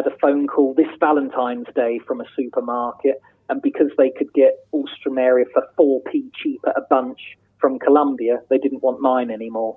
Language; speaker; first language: English; native; English